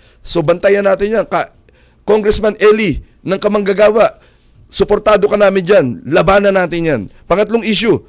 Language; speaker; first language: Filipino; native; Filipino